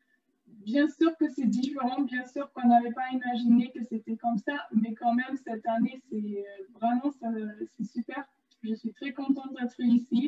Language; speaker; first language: French; non-native, fluent; German